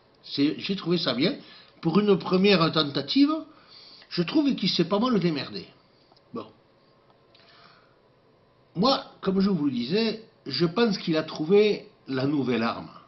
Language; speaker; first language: French; native; French